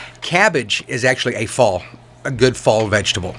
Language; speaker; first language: English; native; English